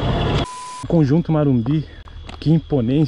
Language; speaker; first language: Portuguese; native; Portuguese